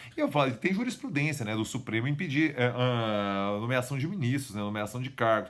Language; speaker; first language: Portuguese; native; Portuguese